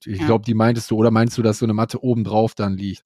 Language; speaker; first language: German; native; German